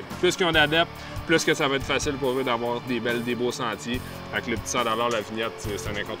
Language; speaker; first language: French; native; French